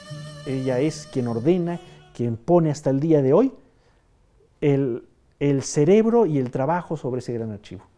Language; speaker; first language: Spanish; native; Spanish